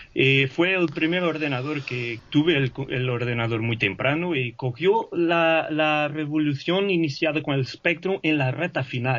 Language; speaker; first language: Spanish; non-native, fluent; Portuguese